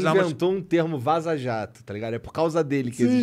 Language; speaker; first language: Portuguese; native; Portuguese